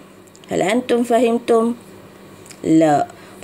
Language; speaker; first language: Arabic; non-native, fluent; Malay